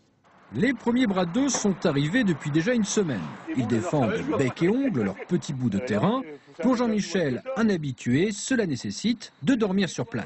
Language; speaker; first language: French; native; French